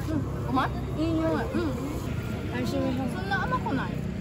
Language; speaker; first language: Japanese; non-native, learner; Filipino